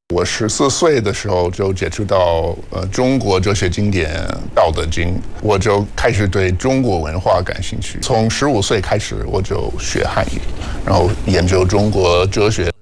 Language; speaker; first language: Chinese; non-native, fluent; English